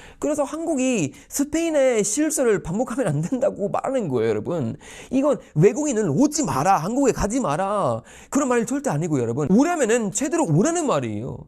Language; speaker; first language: Korean; non-native, fluent; Swedish